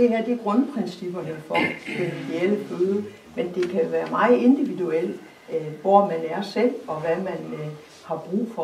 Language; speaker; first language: Danish; native; Danish